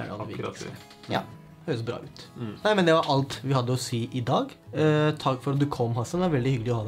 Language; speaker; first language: Norwegian; native; Norwegian